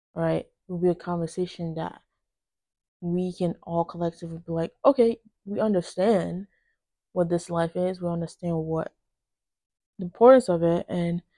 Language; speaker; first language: English; non-native, local second language; Yoruba